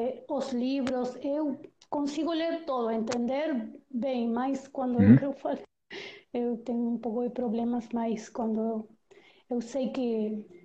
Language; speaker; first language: Portuguese; non-native, learner; Spanish